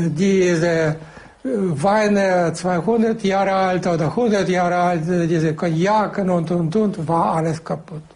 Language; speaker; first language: German; non-native, fluent; Russian